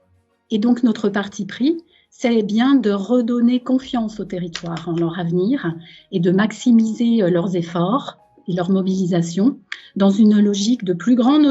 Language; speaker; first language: French; native; French